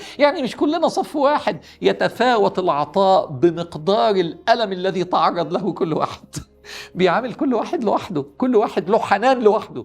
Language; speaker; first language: Arabic; native; Arabic